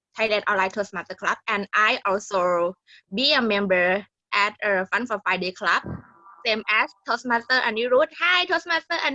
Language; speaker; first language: English; non-native, learner; Thai